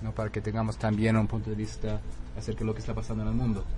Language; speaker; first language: Spanish; non-native, fluent; English